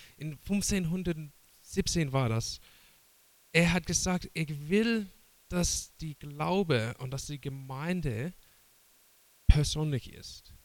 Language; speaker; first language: German; non-native, learner; English